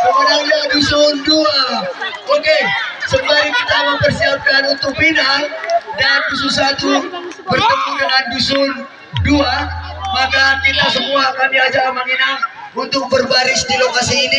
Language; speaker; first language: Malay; non-native, local second language; Batak Toba